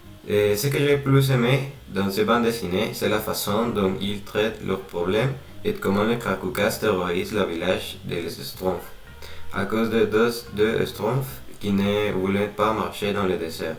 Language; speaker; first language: French; non-native, learner; Spanish